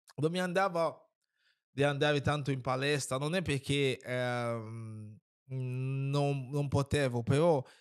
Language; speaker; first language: Italian; non-native, fluent; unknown